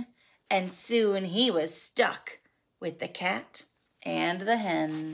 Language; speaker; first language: English; native; English